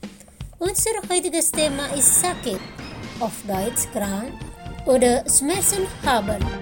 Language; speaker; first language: German; non-native, fluent; Indonesian